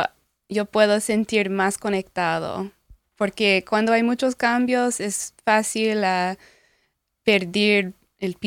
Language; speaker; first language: Spanish; non-native, learner; English